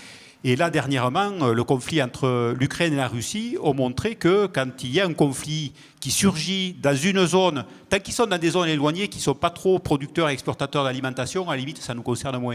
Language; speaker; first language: French; native; French